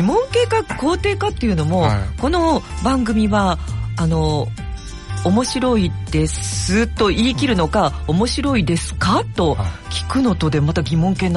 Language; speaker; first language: Japanese; native; Japanese